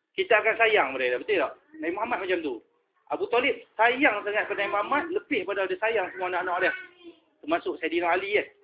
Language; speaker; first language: Malay; native; Malay